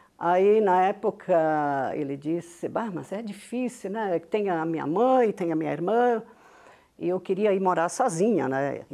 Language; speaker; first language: Portuguese; non-native, local second language; Venetian